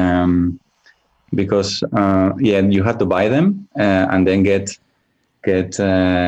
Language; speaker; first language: English; non-native, fluent; Spanish